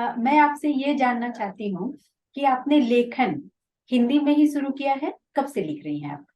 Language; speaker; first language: Hindi; native; Hindi